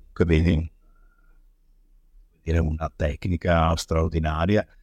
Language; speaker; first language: Italian; native; Italian